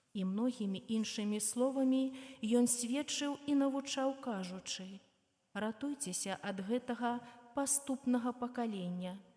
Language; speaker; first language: Belarusian; native; Belarusian